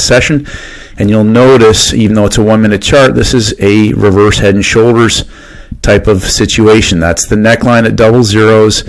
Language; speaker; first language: English; native; English